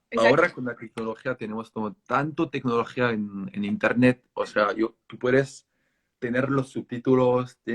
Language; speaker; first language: Spanish; non-native, fluent; French